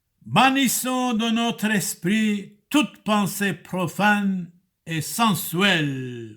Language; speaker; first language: French; non-native, fluent; Turoyo